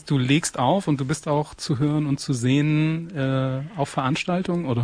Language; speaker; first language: German; native; German